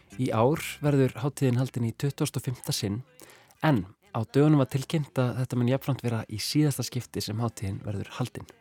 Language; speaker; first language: Icelandic; native; Icelandic